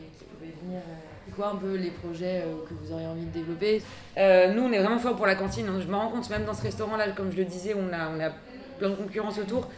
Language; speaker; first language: French; native; French